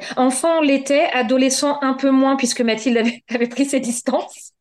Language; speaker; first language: French; native; French